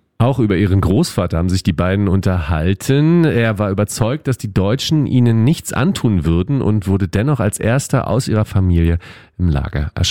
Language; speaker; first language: German; native; German